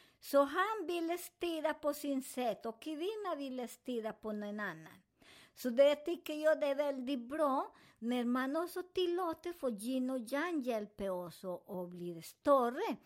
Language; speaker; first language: Swedish; non-native, fluent; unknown